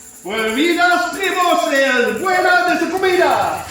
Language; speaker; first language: Spanish; non-native, learner; French